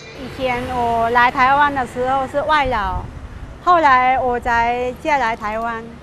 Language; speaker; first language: Chinese; non-native, fluent; Vietnamese